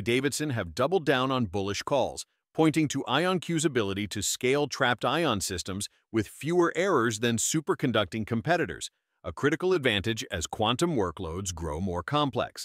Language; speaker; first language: English; native; English